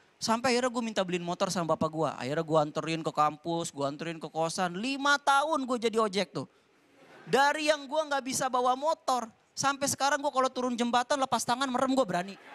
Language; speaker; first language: Indonesian; native; Indonesian